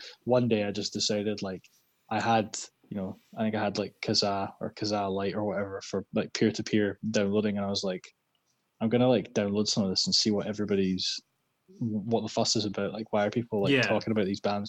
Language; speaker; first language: English; native; English